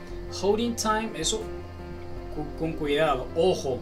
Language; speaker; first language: Spanish; non-native, learner; Chinese